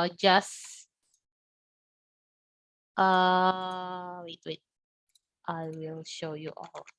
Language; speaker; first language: English; non-native, learner; Indonesian